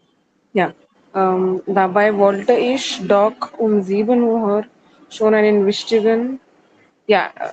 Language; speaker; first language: German; non-native, learner; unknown